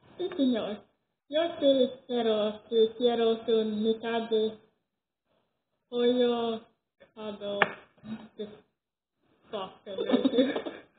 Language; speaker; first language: Spanish; non-native, learner; English